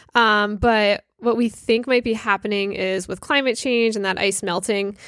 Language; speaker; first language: English; native; English